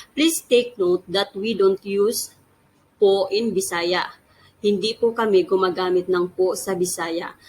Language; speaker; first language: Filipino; non-native, local second language; Cebuano